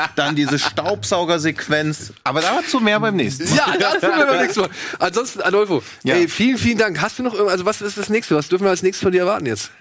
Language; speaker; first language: German; non-native, fluent; Spanish